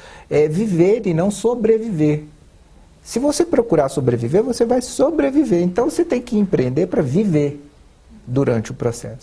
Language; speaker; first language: Portuguese; native; Portuguese